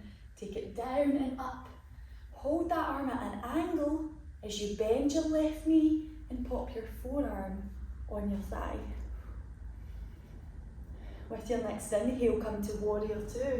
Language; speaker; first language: English; native; English